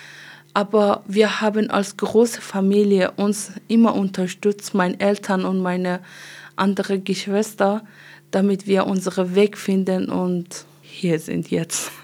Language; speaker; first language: German; non-native, learner; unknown